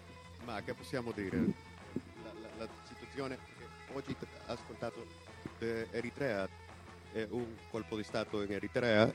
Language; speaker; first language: Italian; non-native, learner; Spanish